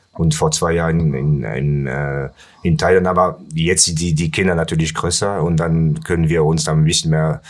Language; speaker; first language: German; non-native, learner; French